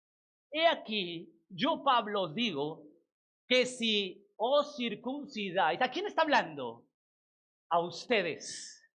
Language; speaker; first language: Spanish; native; Spanish